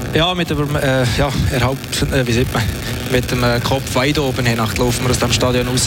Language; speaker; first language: German; native; German